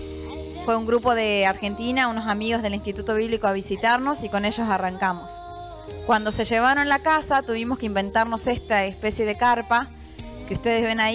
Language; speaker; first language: Spanish; native; Spanish